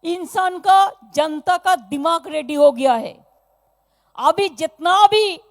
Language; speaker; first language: Hindi; non-native, local second language; Bangla